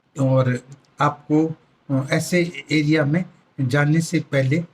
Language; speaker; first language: Hindi; native; Hindi